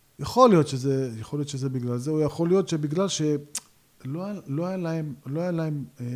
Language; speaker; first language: Hebrew; early bilingual, other home language; Georgian